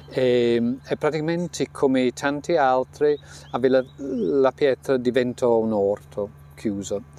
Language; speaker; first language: Italian; non-native, fluent; English